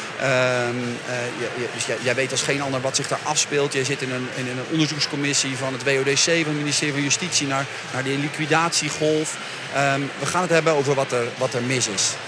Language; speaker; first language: Dutch; native; Dutch